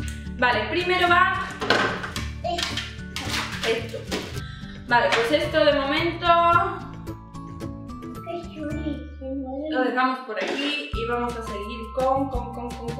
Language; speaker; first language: Spanish; native; Spanish